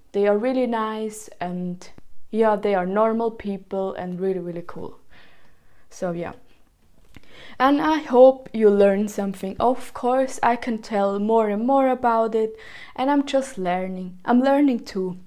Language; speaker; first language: English; non-native, fluent; German